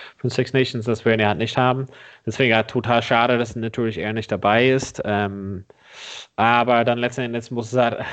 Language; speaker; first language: German; non-native, fluent; English